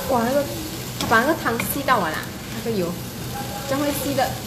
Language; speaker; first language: Chinese; native; Chinese